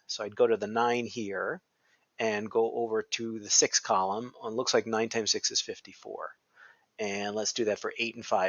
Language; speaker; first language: English; native; English